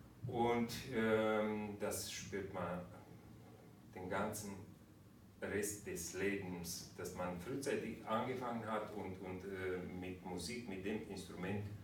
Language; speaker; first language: German; non-native, fluent; Romanian